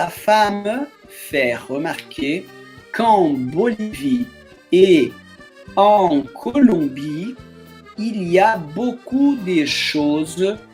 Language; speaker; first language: French; non-native, fluent; Portuguese